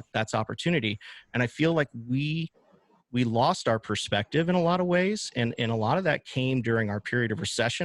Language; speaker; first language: English; native; English